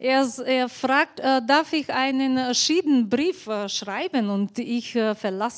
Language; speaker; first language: German; non-native, fluent; Bulgarian